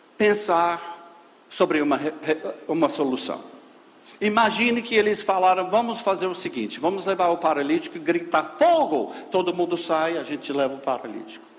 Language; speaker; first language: Portuguese; non-native, fluent; English